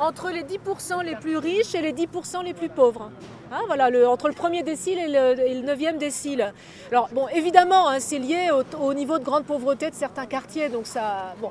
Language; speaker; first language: French; native; French